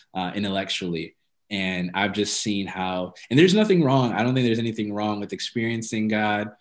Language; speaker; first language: English; early bilingual, other home language; Amharic